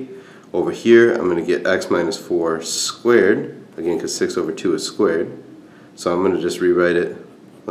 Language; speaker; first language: English; native; English